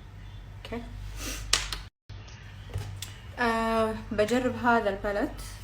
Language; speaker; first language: Arabic; native; Arabic